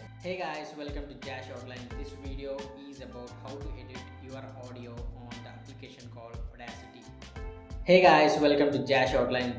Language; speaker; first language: English; non-native, local second language; Telugu